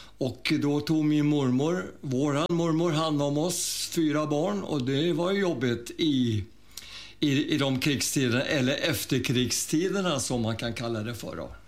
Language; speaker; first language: Swedish; early bilingual, other home language; German